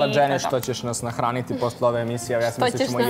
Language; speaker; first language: Serbian; native; Serbian